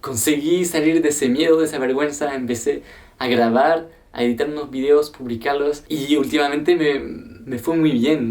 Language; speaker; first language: Spanish; non-native, fluent; French